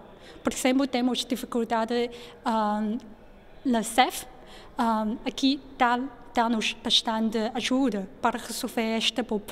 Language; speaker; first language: Portuguese; non-native, local second language; Chinese